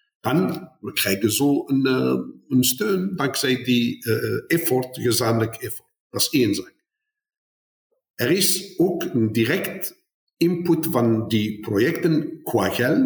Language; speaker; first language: Dutch; non-native, fluent; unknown